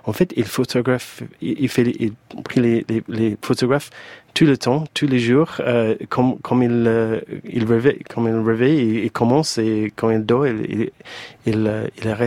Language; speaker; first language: French; non-native, fluent; English